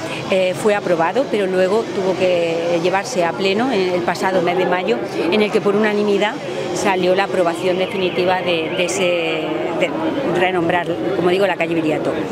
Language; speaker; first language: Spanish; native; Spanish